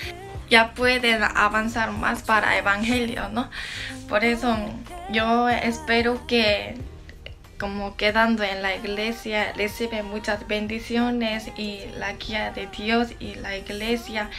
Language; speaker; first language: Spanish; non-native, learner; Korean